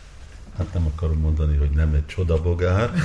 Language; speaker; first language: Hungarian; early bilingual, heritage; Hungarian